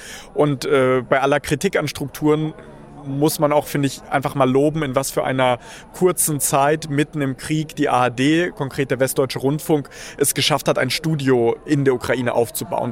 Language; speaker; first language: German; early bilingual, other home language; Russian